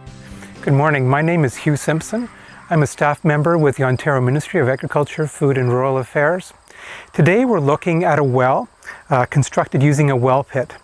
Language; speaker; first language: English; native; English